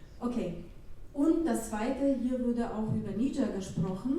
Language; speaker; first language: German; non-native, fluent; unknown